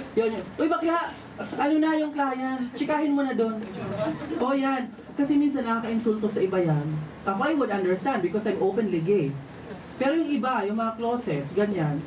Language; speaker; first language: Filipino; non-native, local second language; Waray